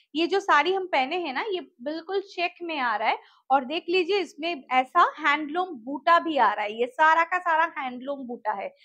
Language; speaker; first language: Hindi; non-native, local second language; Bangla